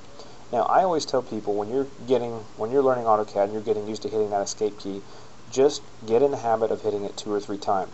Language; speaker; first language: English; native; English